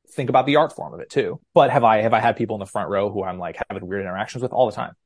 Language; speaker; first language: English; native; English